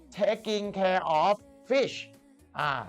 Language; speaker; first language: English; non-native, fluent; Thai